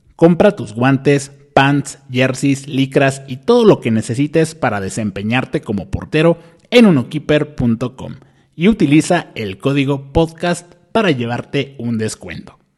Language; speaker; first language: Spanish; native; Spanish